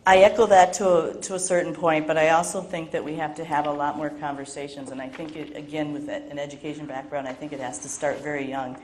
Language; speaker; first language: English; native; English